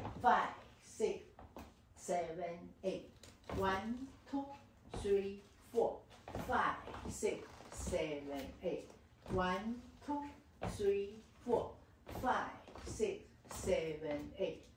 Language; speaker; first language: English; non-native, learner; Chinese